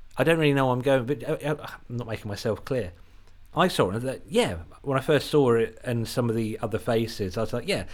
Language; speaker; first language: English; native; English